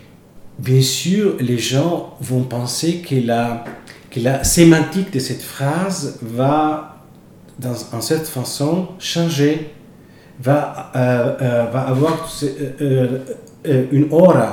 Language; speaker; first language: French; non-native, fluent; Italian